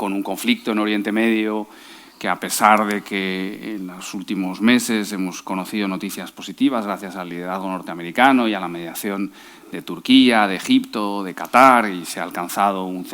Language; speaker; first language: Spanish; native; Spanish